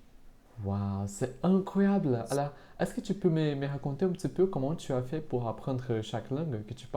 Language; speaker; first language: French; non-native, fluent; Portuguese